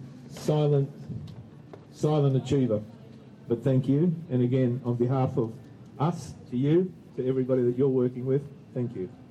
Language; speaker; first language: English; early bilingual, other home language; Ukrainian